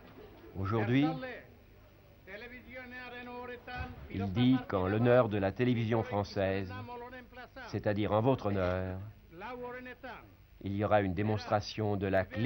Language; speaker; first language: French; native; French